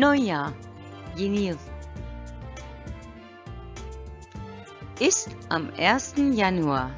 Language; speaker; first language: German; non-native, fluent; Turkish